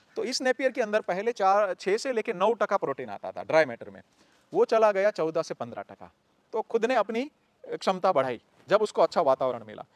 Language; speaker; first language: Hindi; non-native, local second language; Gujarati